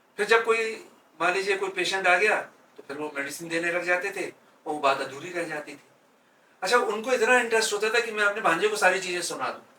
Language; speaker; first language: Hindi; native; Hindi